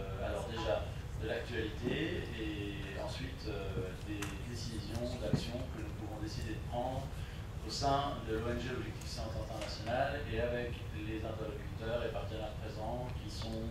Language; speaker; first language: French; native; French